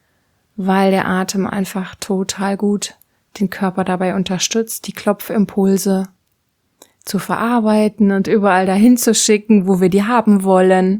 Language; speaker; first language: German; native; German